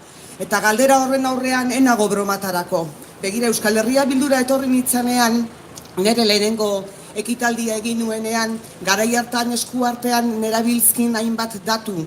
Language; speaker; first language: Basque; native; Basque